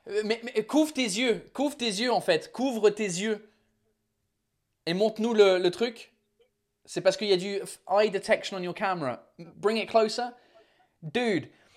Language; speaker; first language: French; non-native, fluent; English